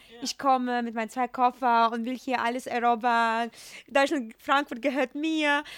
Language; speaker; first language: German; non-native, fluent; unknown